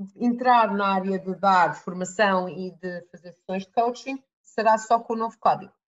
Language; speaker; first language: Portuguese; early bilingual, other home language; English